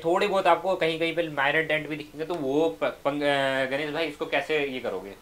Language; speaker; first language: Hindi; native; Hindi